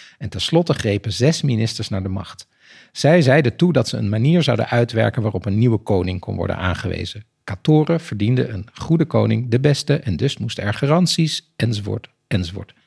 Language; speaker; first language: Dutch; native; Dutch